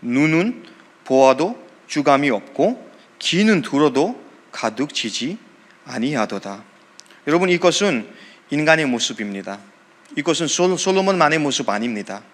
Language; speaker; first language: Korean; non-native, fluent; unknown